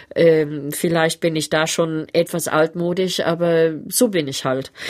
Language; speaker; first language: German; non-native, fluent; English